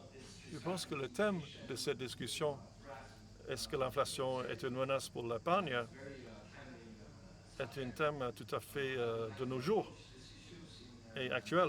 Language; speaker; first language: French; non-native, fluent; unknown